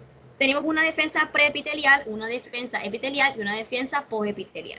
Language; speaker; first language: Spanish; native; Spanish